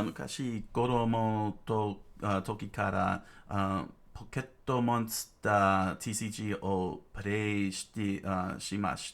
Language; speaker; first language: Japanese; non-native, learner; English